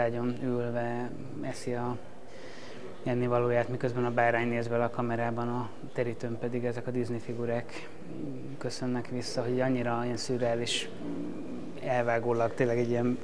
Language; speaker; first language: Hungarian; native; Hungarian